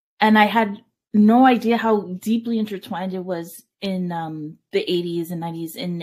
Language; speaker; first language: English; native; English